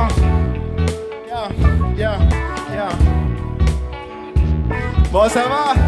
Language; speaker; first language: French; native; French